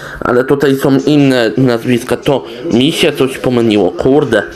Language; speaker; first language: Polish; native; Polish